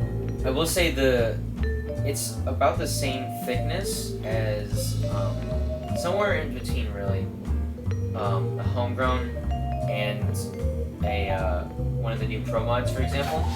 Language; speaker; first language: English; native; English